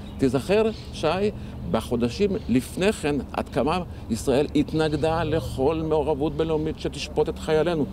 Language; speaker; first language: Hebrew; early bilingual, other home language; Arabic